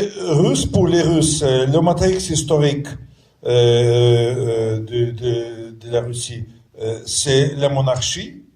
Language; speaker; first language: French; non-native, fluent; Russian